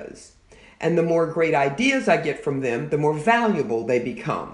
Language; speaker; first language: English; native; English